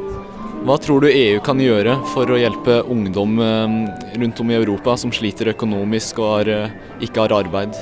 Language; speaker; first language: Norwegian; native; Norwegian